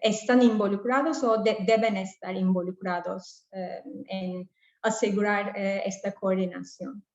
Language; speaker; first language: Spanish; non-native, fluent; English